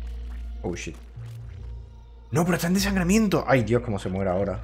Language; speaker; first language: Spanish; native; Spanish